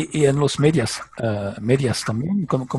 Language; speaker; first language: Spanish; non-native, learner; French